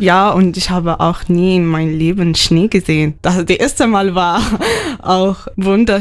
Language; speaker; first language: German; non-native, learner; Arabic